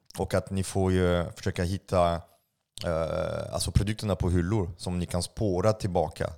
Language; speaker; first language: Swedish; non-native, fluent; French